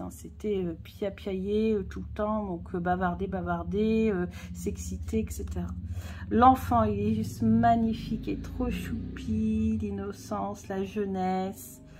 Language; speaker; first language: French; native; French